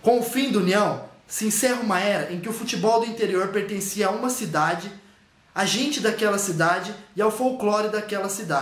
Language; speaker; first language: Portuguese; native; Portuguese